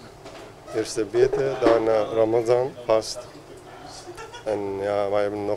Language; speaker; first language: Dutch; non-native, learner; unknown